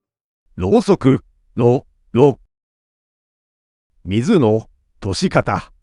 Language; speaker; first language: Japanese; native; Japanese